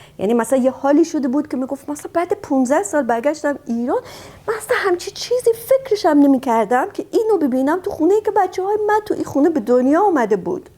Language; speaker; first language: Persian; early bilingual, heritage; Persian